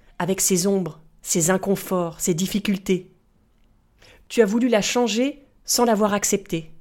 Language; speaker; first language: French; native; French